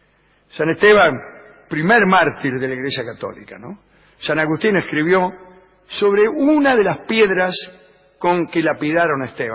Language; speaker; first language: Spanish; native; Spanish